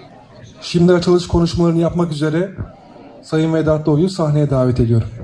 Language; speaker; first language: Turkish; native; Turkish